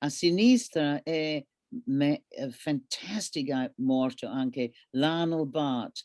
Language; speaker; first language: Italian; non-native, learner; English